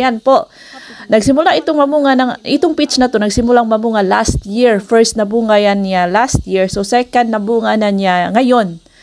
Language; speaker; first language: Filipino; non-native, local second language; Cebuano